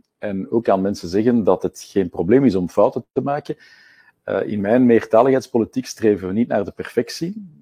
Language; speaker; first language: Dutch; native; Dutch